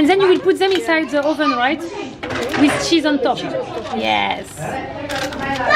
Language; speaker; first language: English; non-native, learner; French